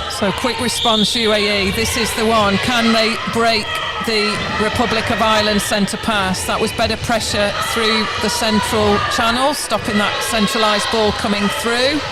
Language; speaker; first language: English; native; English